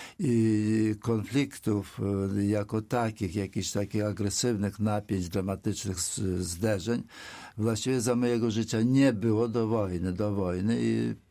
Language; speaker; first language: Polish; native; Polish